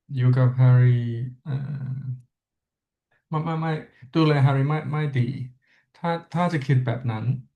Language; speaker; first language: Thai; non-native, learner; English